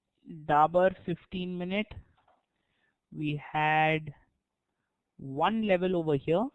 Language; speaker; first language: English; non-native, local second language; Hindi